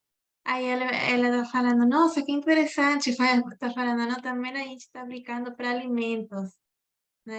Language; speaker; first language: Portuguese; non-native, fluent; Spanish